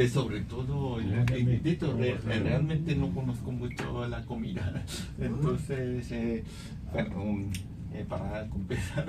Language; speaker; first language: Spanish; non-native, fluent; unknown